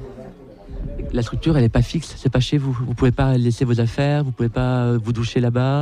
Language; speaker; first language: French; native; French